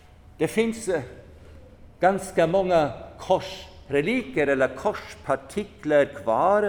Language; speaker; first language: Swedish; non-native, fluent; German